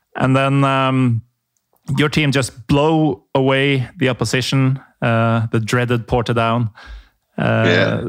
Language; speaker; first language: English; non-native, fluent; Norwegian